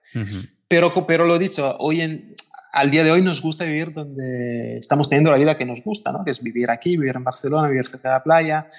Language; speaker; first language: Spanish; non-native, fluent; Italian